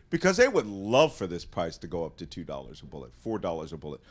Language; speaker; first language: English; native; English